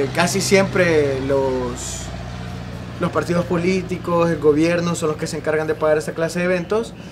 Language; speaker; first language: Spanish; native; Spanish